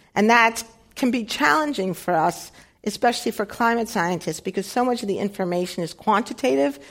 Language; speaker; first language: English; native; English